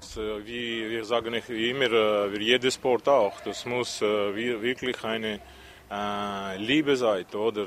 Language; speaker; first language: German; non-native, learner; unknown